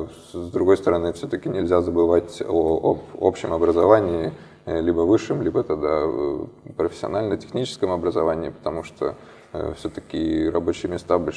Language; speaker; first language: Russian; native; Russian